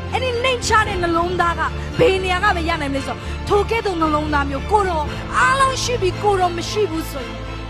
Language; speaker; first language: Burmese; non-native, local second language; Tedim Chin